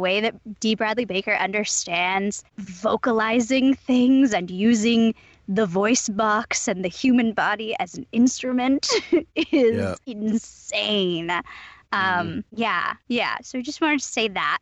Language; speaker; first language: English; native; English